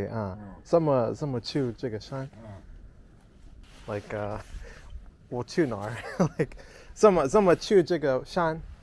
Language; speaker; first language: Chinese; non-native, learner; English